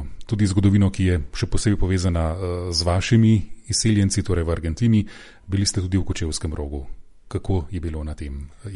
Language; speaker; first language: Slovenian; native; Slovenian